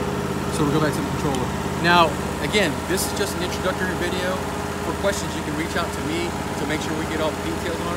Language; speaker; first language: English; native; English